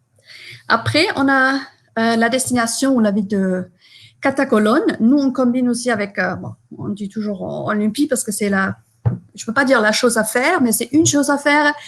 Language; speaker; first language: French; non-native, fluent; German